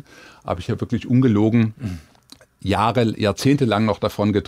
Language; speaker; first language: German; native; German